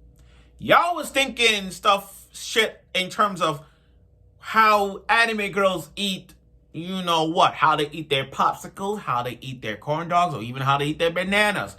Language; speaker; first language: English; native; English